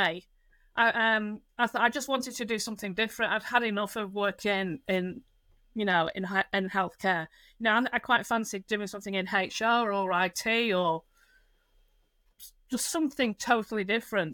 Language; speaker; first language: English; native; English